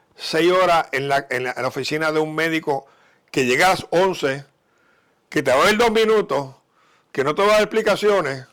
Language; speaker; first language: Spanish; native; Spanish